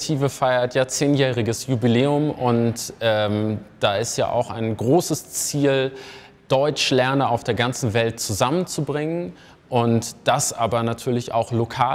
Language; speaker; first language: German; early bilingual, heritage; German